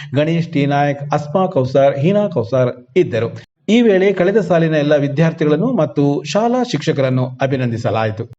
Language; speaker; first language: Kannada; native; Kannada